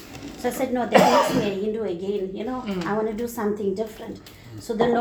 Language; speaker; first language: English; native; English